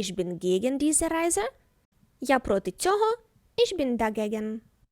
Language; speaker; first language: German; non-native, fluent; Ukrainian